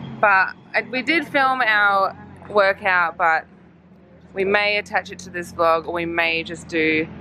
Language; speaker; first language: English; native; English